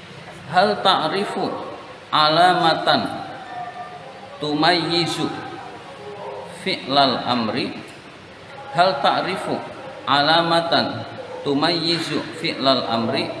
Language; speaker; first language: Arabic; non-native, fluent; Indonesian